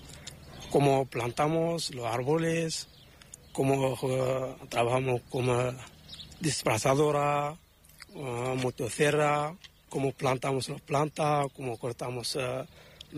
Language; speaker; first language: Spanish; non-native, learner; Arabic